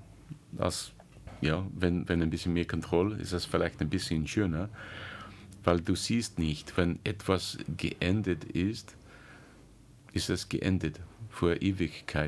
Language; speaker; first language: German; non-native, learner; English